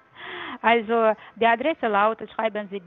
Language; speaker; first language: German; non-native, fluent; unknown